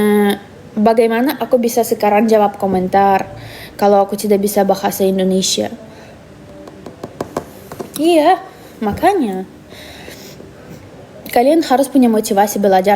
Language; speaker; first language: Indonesian; non-native, fluent; Russian